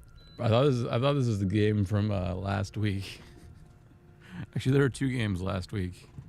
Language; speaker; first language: English; native; English